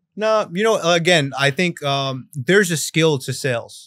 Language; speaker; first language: English; early bilingual, other home language; Spanish